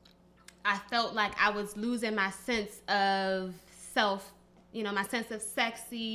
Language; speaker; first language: English; native; English